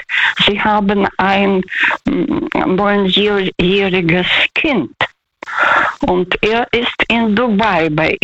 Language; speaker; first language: German; non-native, fluent; Russian